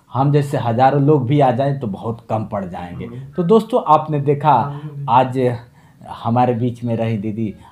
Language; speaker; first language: Hindi; native; Hindi